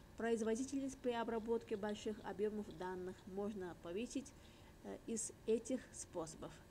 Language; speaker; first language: Russian; non-native, local second language; Uzbek